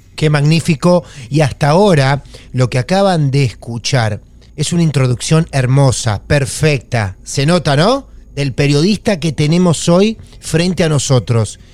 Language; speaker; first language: Spanish; native; Spanish